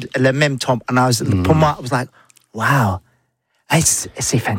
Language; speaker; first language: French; non-native, learner; English